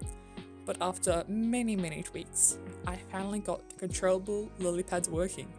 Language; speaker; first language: English; native; English